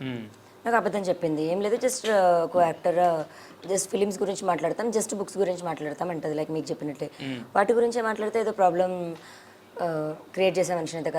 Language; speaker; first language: Telugu; native; Telugu